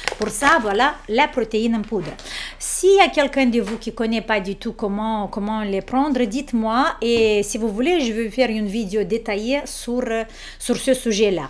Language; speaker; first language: French; non-native, fluent; Romanian